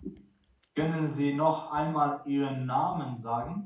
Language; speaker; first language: German; non-native, learner; Croatian